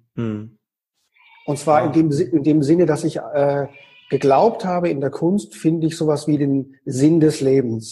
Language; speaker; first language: German; native; German